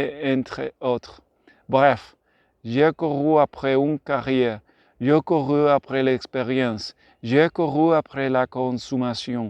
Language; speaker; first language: French; non-native, learner; Spanish